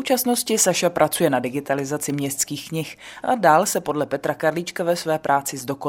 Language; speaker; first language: Czech; native; Czech